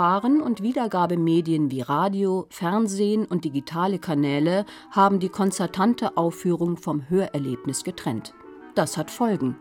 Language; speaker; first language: German; native; German